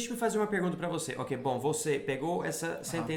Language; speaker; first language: Portuguese; non-native, fluent; English